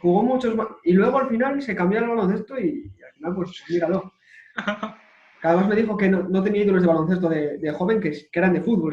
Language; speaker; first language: Spanish; native; Spanish